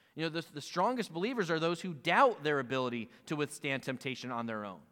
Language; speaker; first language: English; native; English